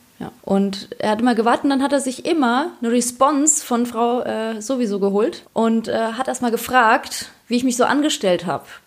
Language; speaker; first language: German; early bilingual, other home language; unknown